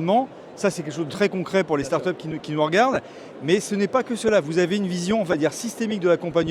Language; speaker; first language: French; native; French